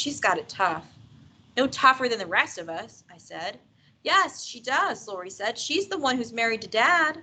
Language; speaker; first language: English; native; English